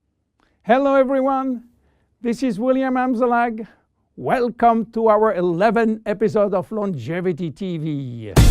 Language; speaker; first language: English; non-native, fluent; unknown